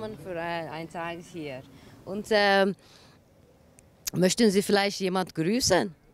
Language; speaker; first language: German; non-native, learner; Dutch